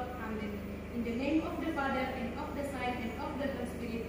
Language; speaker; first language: English; non-native, learner; Indonesian